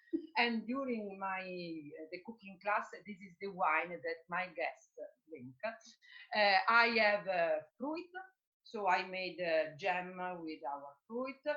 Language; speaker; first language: English; non-native, fluent; Italian